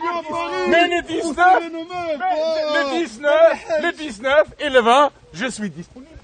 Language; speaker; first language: French; non-native, fluent; German